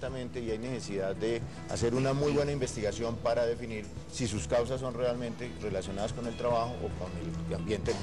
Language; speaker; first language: Spanish; native; Spanish